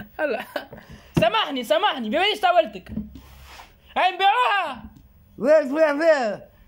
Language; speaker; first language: Arabic; native; Arabic